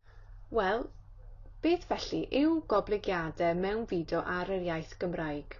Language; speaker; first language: Welsh; native; Welsh